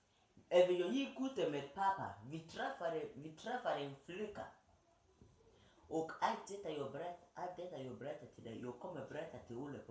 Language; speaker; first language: Swedish; early bilingual, other home language; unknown